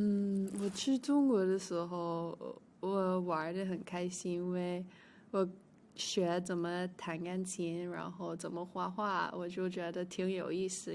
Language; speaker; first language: Chinese; early bilingual, heritage; English